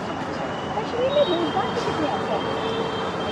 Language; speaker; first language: Hindi; native; Hindi